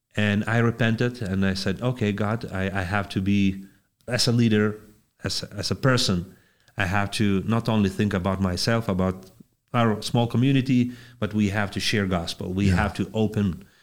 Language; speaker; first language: English; non-native, fluent; Lithuanian